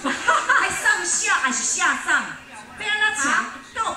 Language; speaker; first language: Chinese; native; Chinese